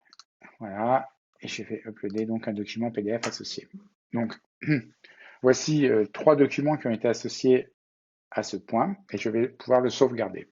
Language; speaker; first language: French; native; French